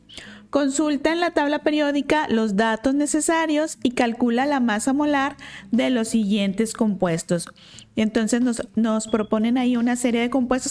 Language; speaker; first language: Spanish; native; Spanish